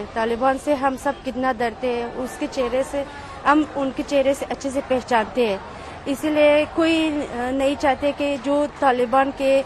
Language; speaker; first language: Hindi; non-native, fluent; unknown